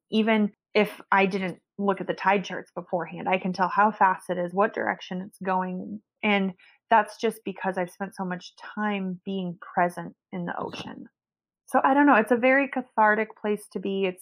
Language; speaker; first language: English; native; English